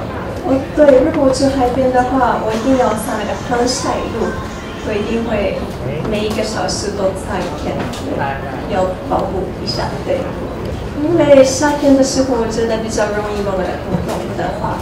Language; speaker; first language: Chinese; non-native, learner; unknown